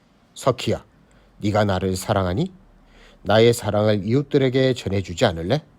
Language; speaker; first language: Korean; native; Korean